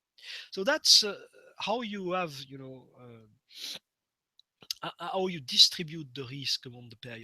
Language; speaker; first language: English; non-native, fluent; French